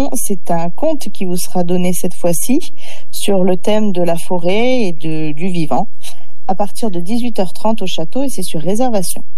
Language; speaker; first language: French; native; French